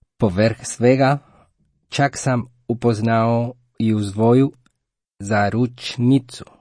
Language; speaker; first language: Croatian; non-native, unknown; Spanish